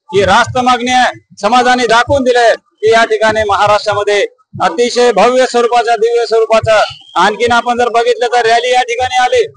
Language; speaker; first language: Marathi; non-native, local second language; Lambadi